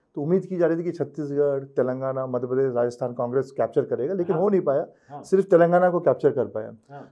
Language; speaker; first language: Hindi; non-native, local second language; Telugu